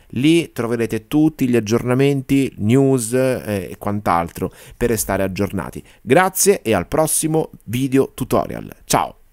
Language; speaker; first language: Italian; native; Italian